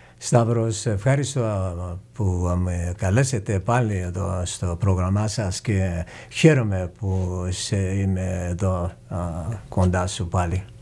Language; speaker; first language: Greek; early bilingual, heritage; English